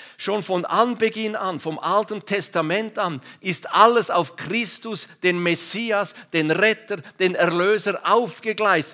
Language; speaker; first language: German; non-native, local second language; Romansh